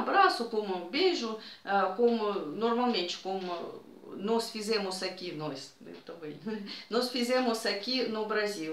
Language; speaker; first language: Portuguese; non-native, fluent; Russian